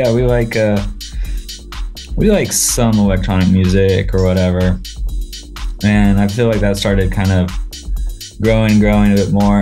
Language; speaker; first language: English; native; English